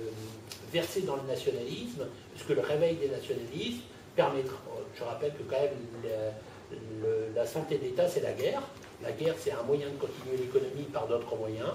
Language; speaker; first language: French; native; French